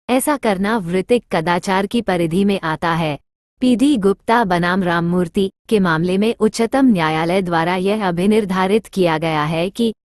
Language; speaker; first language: Hindi; native; Hindi